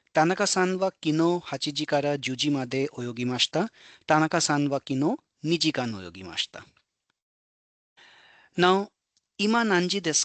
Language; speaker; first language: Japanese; non-native, fluent; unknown